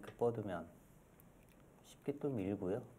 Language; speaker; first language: Korean; native; Korean